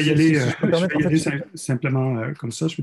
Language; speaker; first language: French; native; French